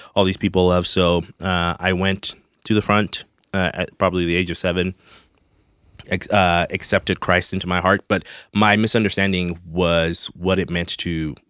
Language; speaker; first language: English; non-native, local second language; Shona